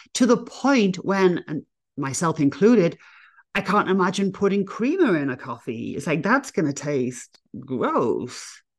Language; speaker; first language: English; native; English